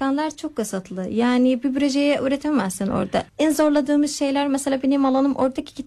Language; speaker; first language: Turkish; non-native, fluent; Arabic